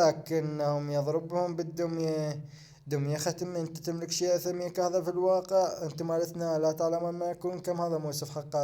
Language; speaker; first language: Arabic; native; Arabic